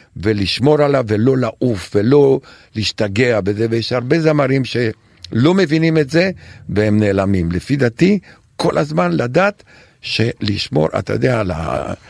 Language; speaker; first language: Hebrew; non-native, fluent; Romanian